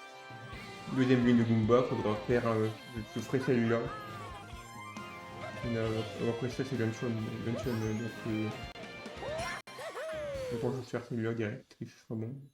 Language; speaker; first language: French; native; French